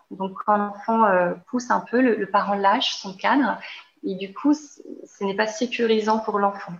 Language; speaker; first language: French; native; French